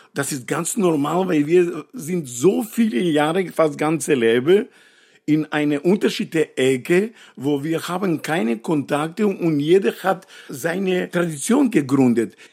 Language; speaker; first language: German; non-native, learner; Romany